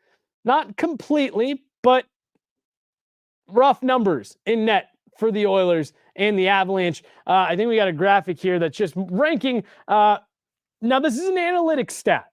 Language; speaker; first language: English; native; English